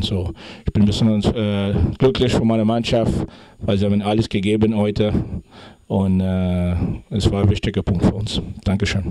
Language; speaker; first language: German; non-native, fluent; French